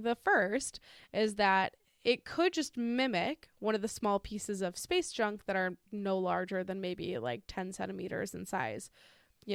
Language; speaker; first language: English; native; English